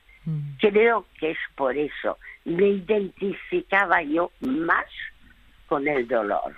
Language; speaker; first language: Spanish; early bilingual, other home language; French